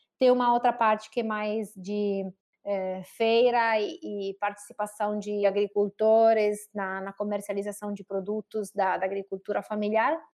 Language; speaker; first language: Portuguese; non-native, fluent; Italian